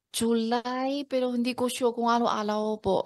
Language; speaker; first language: Filipino; non-native, learner; Chinese